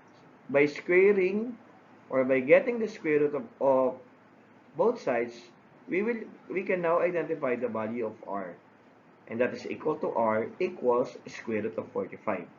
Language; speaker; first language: English; non-native, local second language; Filipino